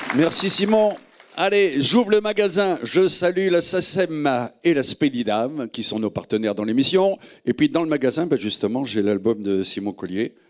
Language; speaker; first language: French; native; French